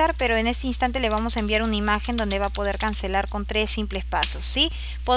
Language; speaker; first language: Spanish; native; Spanish